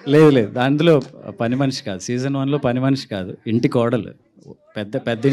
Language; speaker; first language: Telugu; native; Telugu